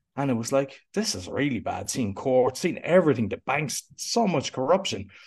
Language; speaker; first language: English; native; English